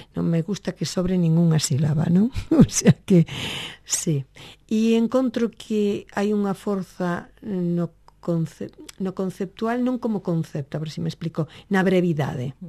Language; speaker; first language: Galician; native; Galician